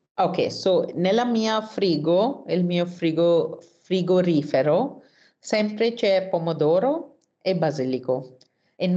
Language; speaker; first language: Italian; non-native, learner; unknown